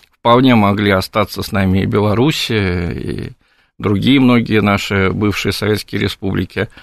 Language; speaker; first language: Russian; native; Russian